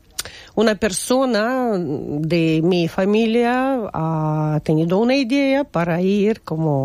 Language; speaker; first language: Spanish; non-native, learner; Russian